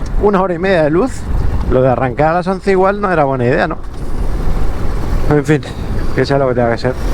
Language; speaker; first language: Spanish; native; Spanish